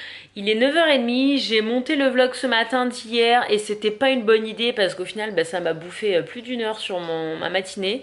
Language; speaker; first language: French; native; French